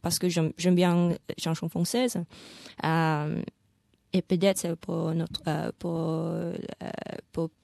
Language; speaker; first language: French; non-native, learner; Indonesian